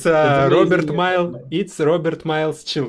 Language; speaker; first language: English; non-native, learner; Russian